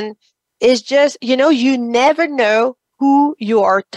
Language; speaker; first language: English; non-native, fluent; French